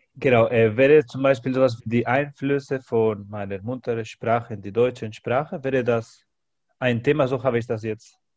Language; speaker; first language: German; non-native, fluent; Spanish